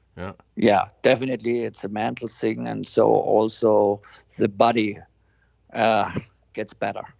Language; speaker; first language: English; non-native, fluent; German